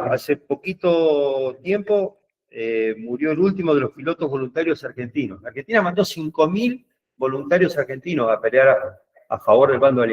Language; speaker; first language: Spanish; native; Spanish